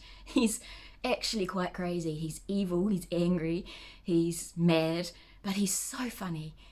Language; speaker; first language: English; native; English